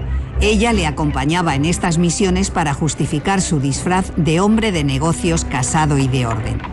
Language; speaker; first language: Spanish; native; Spanish